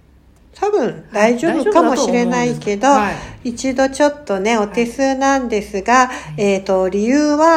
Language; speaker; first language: Japanese; native; Japanese